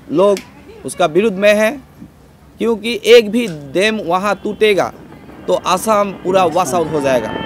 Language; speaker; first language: Hindi; non-native, local second language; Assamese